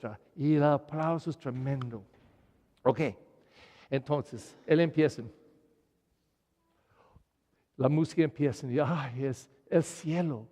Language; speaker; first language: Spanish; non-native, learner; English